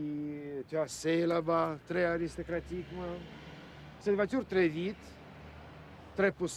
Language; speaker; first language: French; non-native, learner; Russian